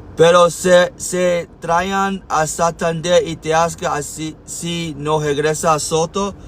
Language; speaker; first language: Spanish; early bilingual, heritage; Spanish